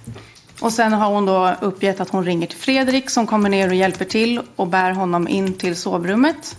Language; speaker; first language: Swedish; native; Swedish